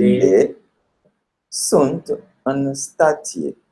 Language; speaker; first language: Romanian; non-native, fluent; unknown